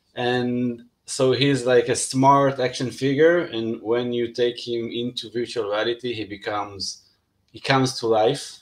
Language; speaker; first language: English; non-native, fluent; Hebrew